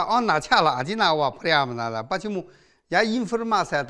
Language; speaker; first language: Russian; non-native, learner; Chinese